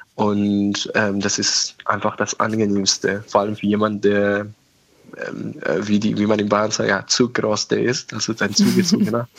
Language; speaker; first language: German; non-native, fluent; Persian